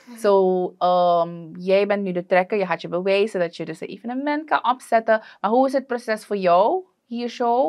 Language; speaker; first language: Dutch; native; Dutch